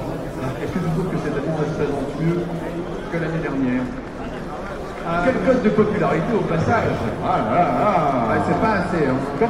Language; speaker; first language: French; native; French